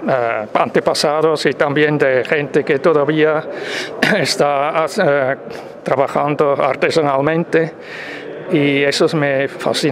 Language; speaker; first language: Spanish; non-native, fluent; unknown